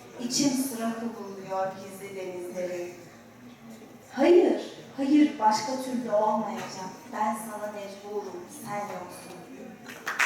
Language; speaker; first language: Turkish; non-native, learner; Arabic